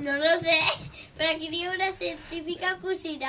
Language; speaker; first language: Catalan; non-native, local second language; Spanish